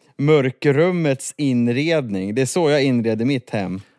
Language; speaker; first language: Swedish; native; Swedish